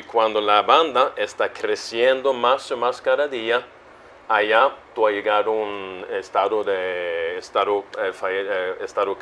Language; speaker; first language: Spanish; non-native, fluent; Swedish